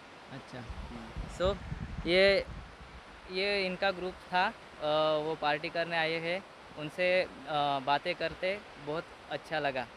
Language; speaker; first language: Hindi; non-native, local second language; Gujarati